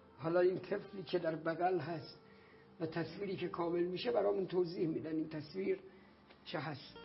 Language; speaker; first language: Persian; native; Persian